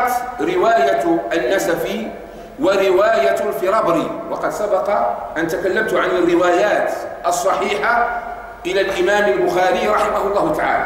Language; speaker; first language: Arabic; native; Arabic